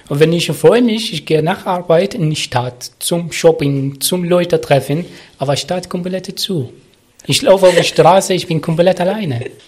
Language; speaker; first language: German; non-native, learner; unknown